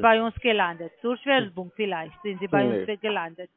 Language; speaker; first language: German; non-native, learner; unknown